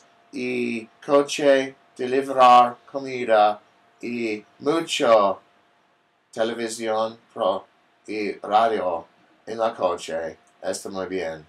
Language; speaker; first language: Spanish; non-native, learner; English